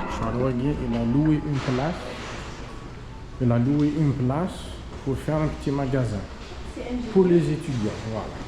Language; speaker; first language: French; non-native, local second language; Arabic